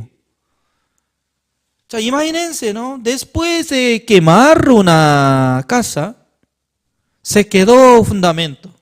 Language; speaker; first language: Spanish; non-native, learner; Korean